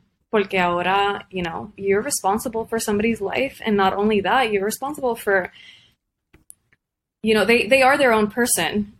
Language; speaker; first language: English; non-native, local second language; Spanish